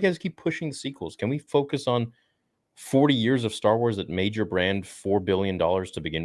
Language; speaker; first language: English; native; English